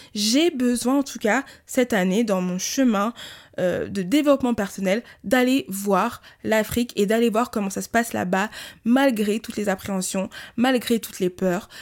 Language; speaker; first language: French; early bilingual, other home language; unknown